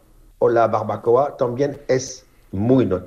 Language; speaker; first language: Spanish; non-native, fluent; French